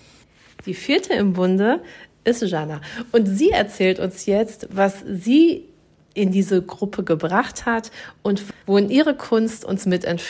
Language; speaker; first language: German; native; German